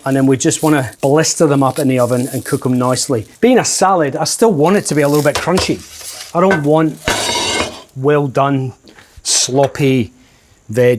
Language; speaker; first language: English; native; English